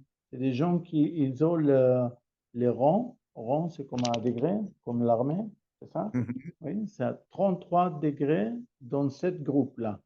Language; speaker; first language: French; non-native, learner; Hebrew